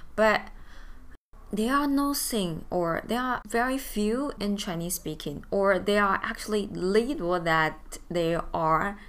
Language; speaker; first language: English; non-native, fluent; Chinese